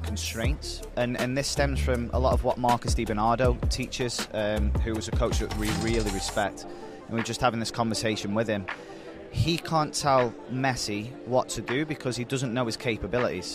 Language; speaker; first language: English; native; English